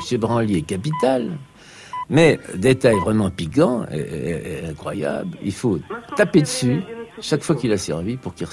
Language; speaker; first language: French; native; French